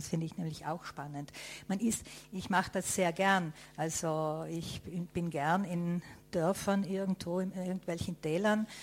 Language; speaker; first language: German; native; German